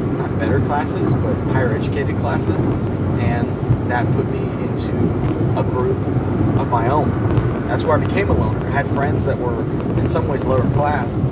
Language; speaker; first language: English; early bilingual, other home language; Spanish